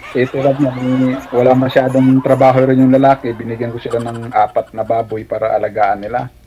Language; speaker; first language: Filipino; non-native, local second language; Cebuano